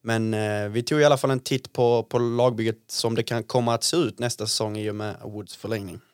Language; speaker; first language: Swedish; native; Swedish